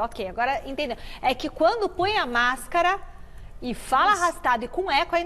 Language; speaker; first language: Portuguese; native; Portuguese